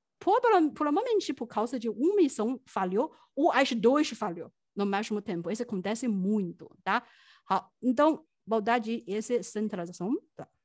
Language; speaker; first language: Portuguese; non-native, fluent; Chinese